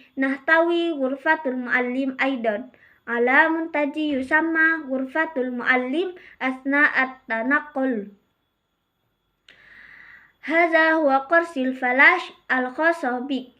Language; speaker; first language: Arabic; non-native, learner; Indonesian